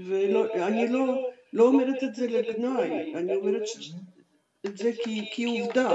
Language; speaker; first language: Hebrew; non-native, fluent; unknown